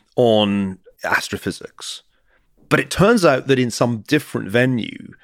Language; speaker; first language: English; native; English